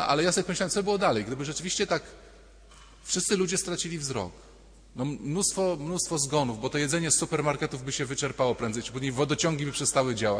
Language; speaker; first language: Polish; native; Polish